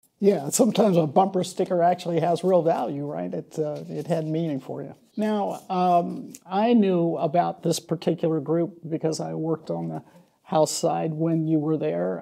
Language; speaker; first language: English; native; English